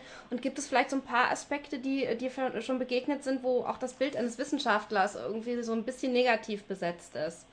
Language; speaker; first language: German; native; German